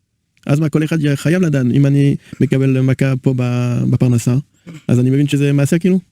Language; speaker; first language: Hebrew; non-native, learner; French